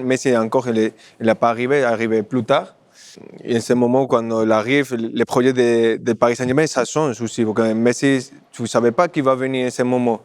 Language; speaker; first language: French; non-native, fluent; Spanish